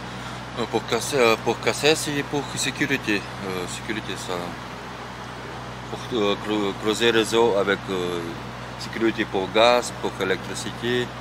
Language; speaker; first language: French; non-native, learner; Ukrainian